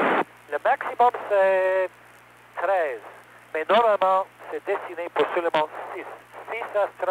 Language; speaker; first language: French; non-native, learner; English